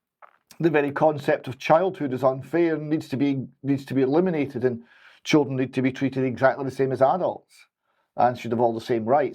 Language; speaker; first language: English; native; English